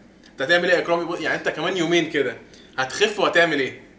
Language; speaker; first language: Arabic; native; Arabic